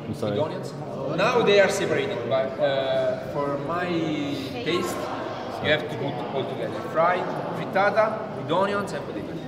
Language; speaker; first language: English; non-native, fluent; Italian